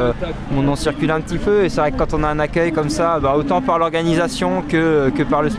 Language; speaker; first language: French; native; French